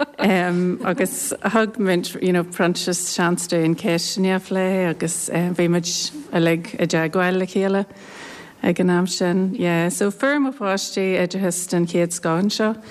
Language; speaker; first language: Irish; non-native, local second language; English